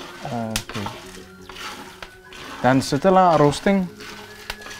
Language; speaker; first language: Indonesian; non-native, learner; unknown